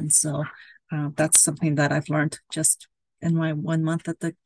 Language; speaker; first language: English; early bilingual, other home language; Spanish